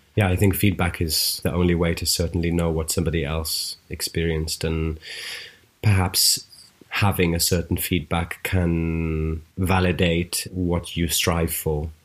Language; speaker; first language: English; native; English